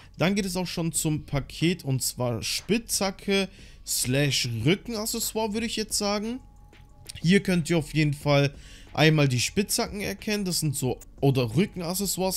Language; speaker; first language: German; native; German